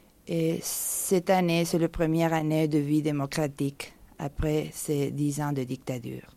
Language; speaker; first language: French; non-native, fluent; Spanish